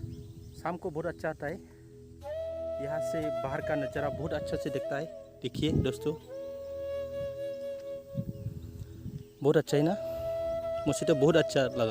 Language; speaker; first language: Hindi; non-native, local second language; Bodo